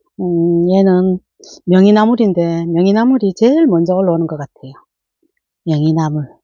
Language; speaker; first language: Korean; native; Korean